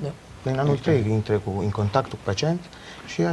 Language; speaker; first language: Romanian; non-native, learner; Italian